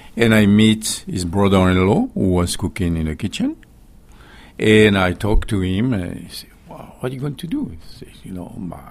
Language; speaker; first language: English; non-native, learner; French